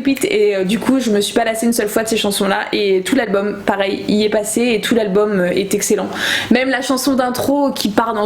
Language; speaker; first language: French; native; French